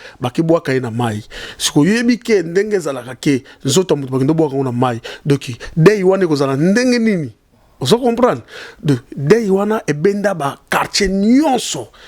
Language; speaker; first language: Lingala; non-native, local second language; Kongo